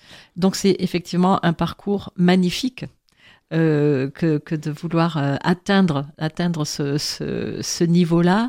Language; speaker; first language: French; native; French